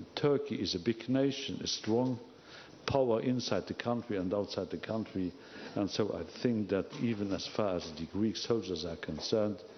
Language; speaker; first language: English; non-native, fluent; Luxembourgish